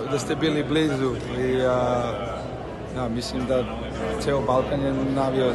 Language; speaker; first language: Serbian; early bilingual, heritage; Slovenian